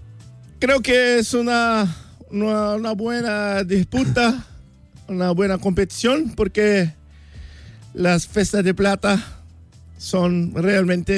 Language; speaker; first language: Spanish; non-native, learner; Portuguese